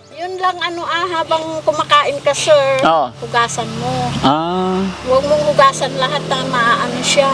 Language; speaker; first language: Filipino; non-native, local second language; Pangasinan